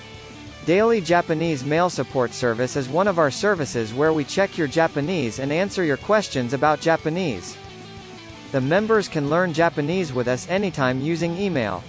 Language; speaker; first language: English; non-native, fluent; Japanese